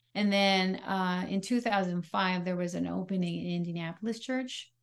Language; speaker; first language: English; non-native, local second language; Pampanga